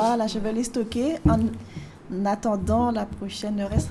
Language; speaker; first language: French; native; French